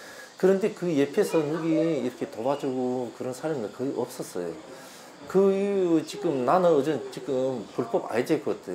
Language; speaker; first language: Korean; non-native, learner; Russian